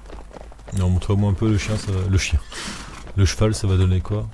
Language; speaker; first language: French; native; French